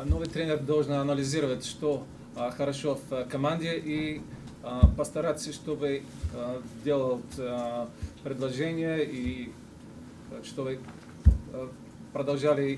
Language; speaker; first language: Russian; non-native, learner; Ukrainian